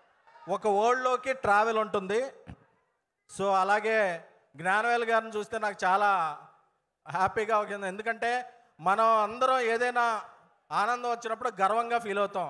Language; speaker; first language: Telugu; native; Telugu